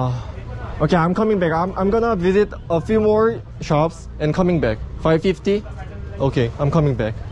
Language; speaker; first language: English; non-native, learner; Korean